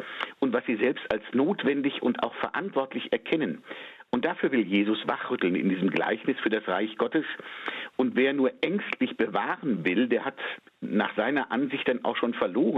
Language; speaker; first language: German; native; German